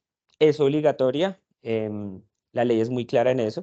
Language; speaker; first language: Spanish; native; Spanish